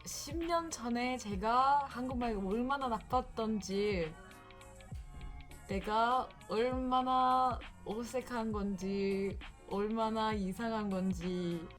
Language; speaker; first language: Korean; non-native, fluent; English